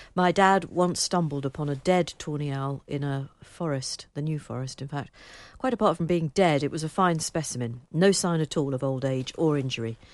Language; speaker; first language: English; native; English